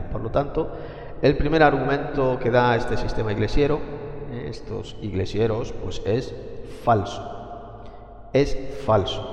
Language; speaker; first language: Spanish; native; Spanish